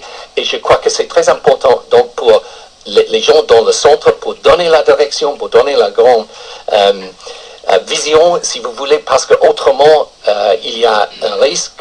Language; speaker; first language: French; non-native, fluent; English